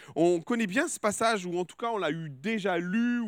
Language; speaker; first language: French; native; French